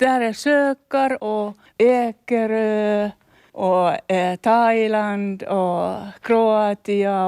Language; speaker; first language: Swedish; non-native, local second language; Finnish